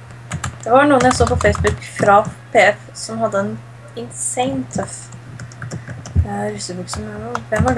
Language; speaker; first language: Norwegian; native; Norwegian